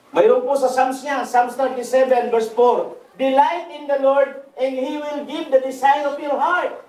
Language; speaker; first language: English; non-native, local second language; Filipino